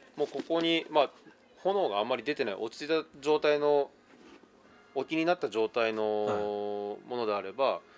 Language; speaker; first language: Japanese; native; Japanese